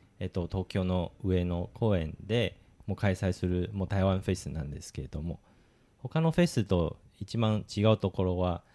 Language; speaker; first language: Japanese; non-native, fluent; Chinese